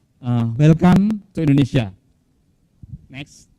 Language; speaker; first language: English; non-native, fluent; Indonesian